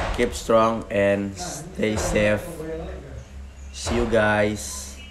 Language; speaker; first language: English; non-native, learner; Indonesian